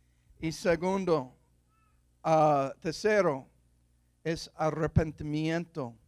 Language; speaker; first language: Spanish; non-native, fluent; English